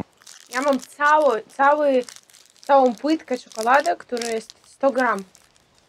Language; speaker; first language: Polish; non-native, fluent; Russian